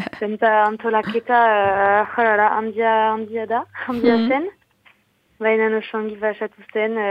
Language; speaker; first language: Basque; non-native, local second language; French